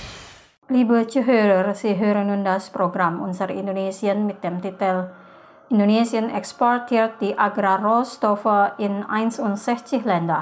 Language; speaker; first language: German; non-native, fluent; Indonesian